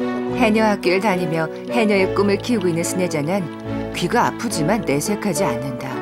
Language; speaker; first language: Korean; native; Korean